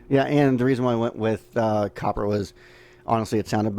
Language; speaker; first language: English; native; English